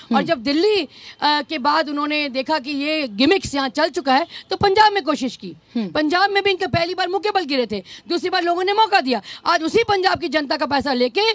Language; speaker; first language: Hindi; native; Hindi